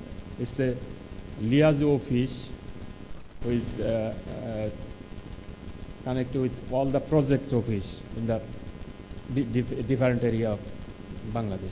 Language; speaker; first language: English; non-native, local second language; Bangla